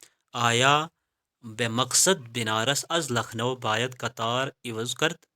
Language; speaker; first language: Persian; non-native, fluent; Urdu